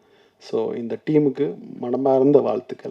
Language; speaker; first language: Tamil; native; Tamil